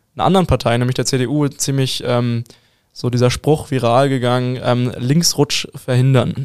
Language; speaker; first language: German; native; German